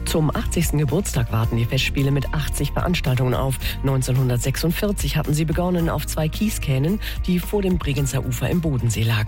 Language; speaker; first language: German; native; German